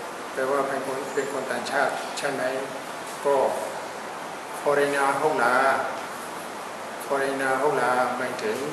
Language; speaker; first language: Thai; non-native, fluent; Burmese